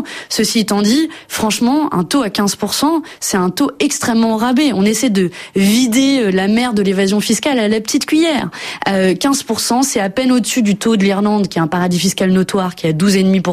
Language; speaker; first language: French; native; French